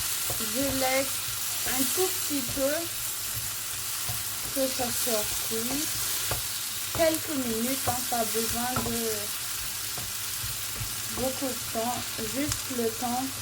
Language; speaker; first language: French; non-native, local second language; Malagasy